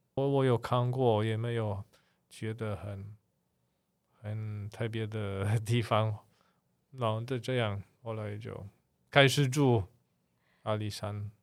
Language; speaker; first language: Chinese; non-native, fluent; Polish